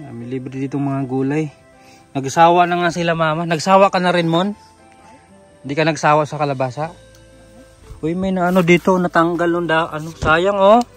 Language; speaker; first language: Filipino; non-native, local second language; Cebuano